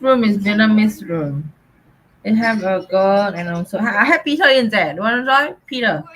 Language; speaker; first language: English; non-native, learner; Vietnamese